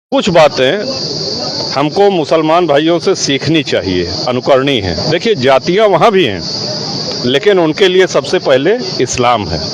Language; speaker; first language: Hindi; native; Hindi